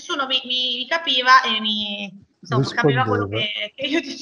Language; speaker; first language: Italian; native; Italian